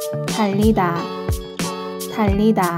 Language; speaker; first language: Korean; native; Korean